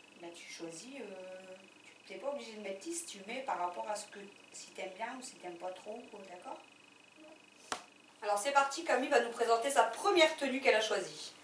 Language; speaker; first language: French; native; French